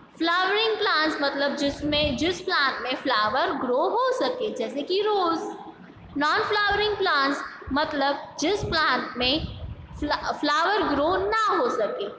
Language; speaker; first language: Hindi; non-native, local second language; Gujarati